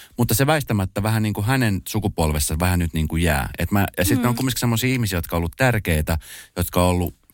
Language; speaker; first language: Finnish; early bilingual, other home language; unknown